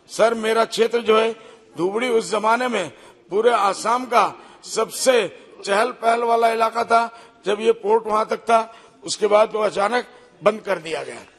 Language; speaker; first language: Hindi; non-native, local second language; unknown